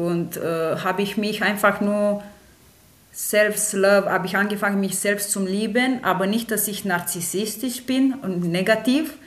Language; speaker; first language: German; non-native, fluent; Romanian